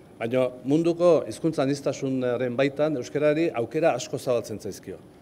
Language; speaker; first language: Basque; native; Basque